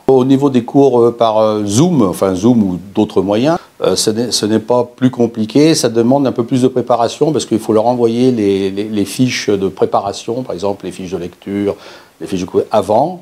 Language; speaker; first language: French; native; French